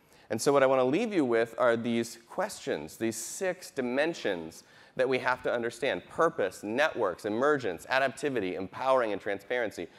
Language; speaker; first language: English; native; English